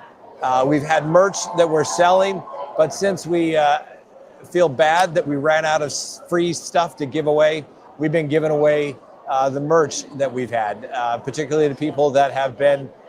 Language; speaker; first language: English; native; English